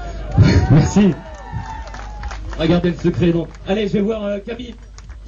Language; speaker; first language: French; native; French